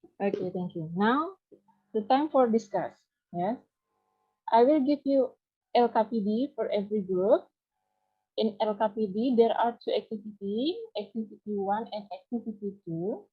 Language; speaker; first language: English; non-native, learner; Indonesian